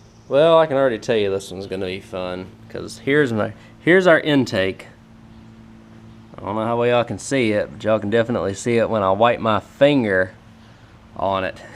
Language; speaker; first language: English; native; English